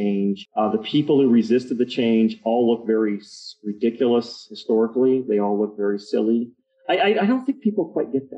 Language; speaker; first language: English; native; English